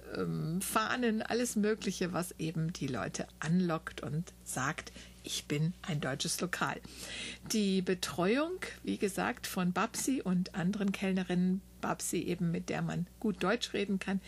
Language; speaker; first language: German; native; German